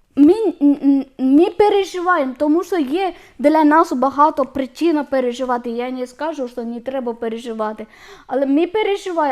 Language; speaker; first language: Ukrainian; non-native, learner; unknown